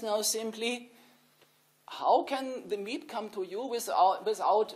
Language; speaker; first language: English; non-native, fluent; German